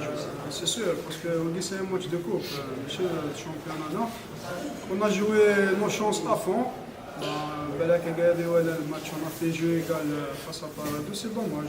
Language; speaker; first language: French; non-native, local second language; Arabic